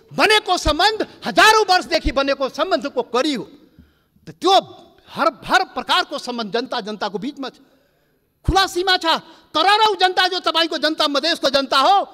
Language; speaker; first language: Nepali; non-native, local second language; Maithili